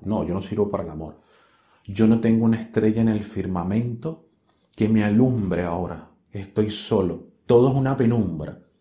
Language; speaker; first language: Spanish; native; Spanish